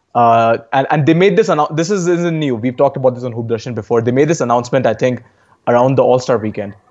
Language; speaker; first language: English; non-native, local second language; Hindi